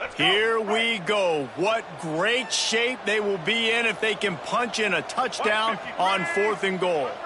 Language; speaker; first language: English; native; English